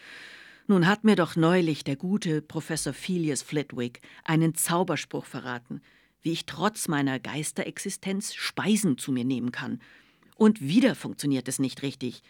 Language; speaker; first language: German; native; German